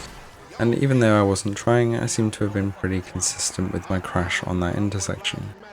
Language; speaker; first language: English; native; English